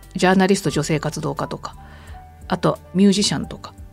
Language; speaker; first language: Japanese; native; Japanese